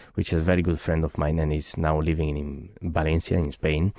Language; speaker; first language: English; non-native, fluent; Italian